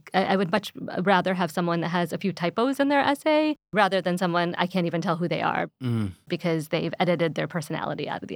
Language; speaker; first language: English; early bilingual, other home language; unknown